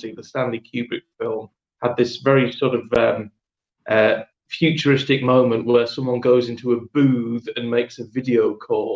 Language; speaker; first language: English; native; English